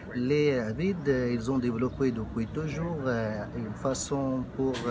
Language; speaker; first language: French; non-native, local second language; Arabic